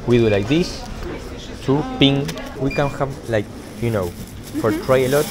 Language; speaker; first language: English; non-native, learner; Spanish